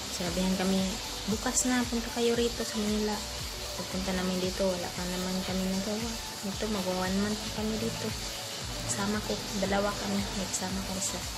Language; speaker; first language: Filipino; non-native, local second language; Cebuano